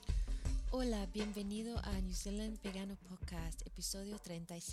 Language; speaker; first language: Spanish; non-native, fluent; English